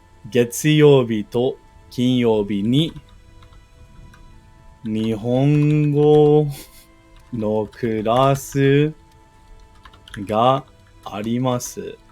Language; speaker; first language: Japanese; non-native, learner; English